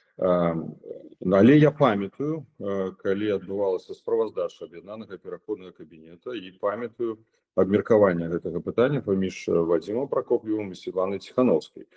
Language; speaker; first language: Belarusian; non-native, local second language; Russian